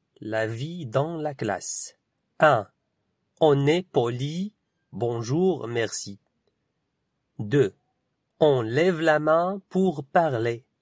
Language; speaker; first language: French; non-native, local second language; Arabic